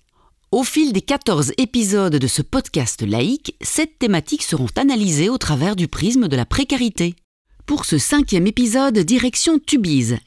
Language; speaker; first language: French; native; French